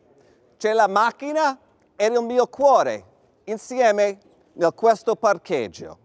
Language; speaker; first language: Italian; non-native, learner; English